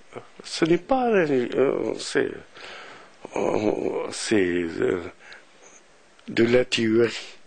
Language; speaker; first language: French; non-native, local second language; Arabic